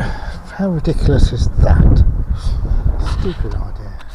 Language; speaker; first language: English; native; English